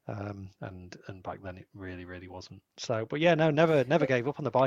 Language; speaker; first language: English; native; English